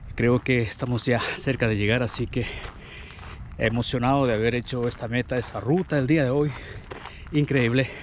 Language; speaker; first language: Spanish; native; Spanish